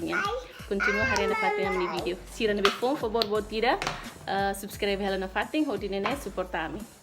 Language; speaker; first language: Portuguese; non-native, local second language; Tetum